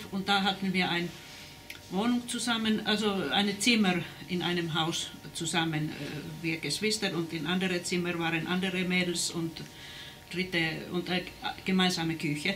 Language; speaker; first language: German; non-native, fluent; Finnish